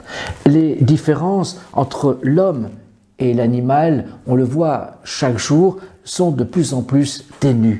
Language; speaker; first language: French; native; French